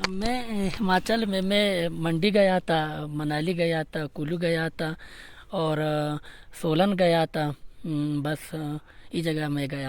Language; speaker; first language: Hindi; non-native, learner; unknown